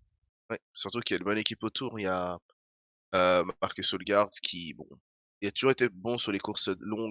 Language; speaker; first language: French; native; French